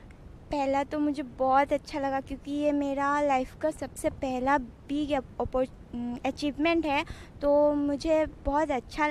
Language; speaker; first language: Hindi; non-native, local second language; Assamese